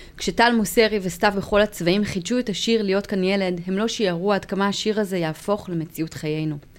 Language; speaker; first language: Hebrew; native; Hebrew